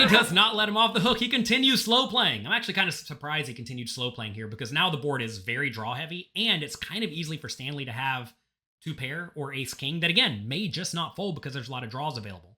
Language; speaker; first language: English; native; English